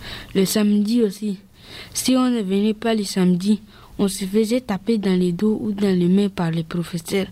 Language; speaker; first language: French; early bilingual, other home language; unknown